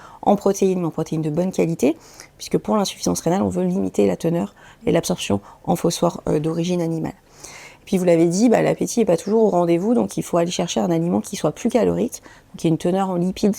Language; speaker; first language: French; native; French